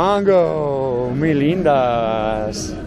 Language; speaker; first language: Spanish; non-native, learner; English